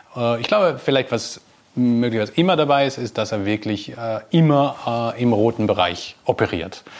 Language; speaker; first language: German; native; German